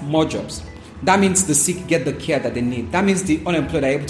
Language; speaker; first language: English; non-native, local second language; Yoruba